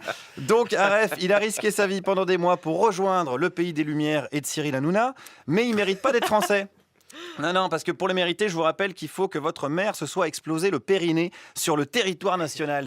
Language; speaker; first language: French; native; French